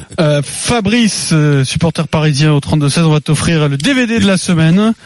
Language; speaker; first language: French; native; French